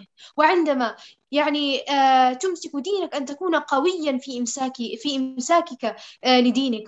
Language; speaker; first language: Arabic; native; Arabic